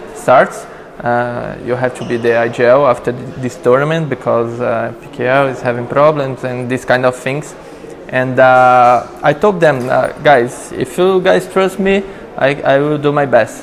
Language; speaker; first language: English; non-native, learner; Portuguese